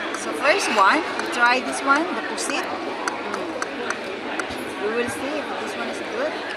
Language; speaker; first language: English; non-native, local second language; Filipino